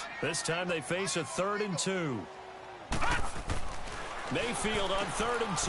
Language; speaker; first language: English; native; English